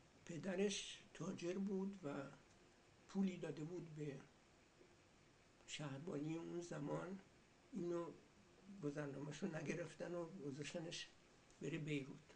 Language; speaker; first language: Persian; early bilingual, heritage; Persian